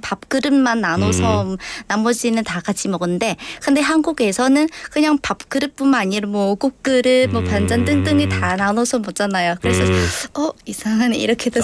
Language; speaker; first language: Korean; non-native, learner; Vietnamese